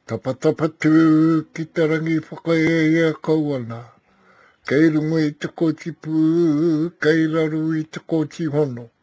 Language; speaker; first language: Māori; non-native, local second language; English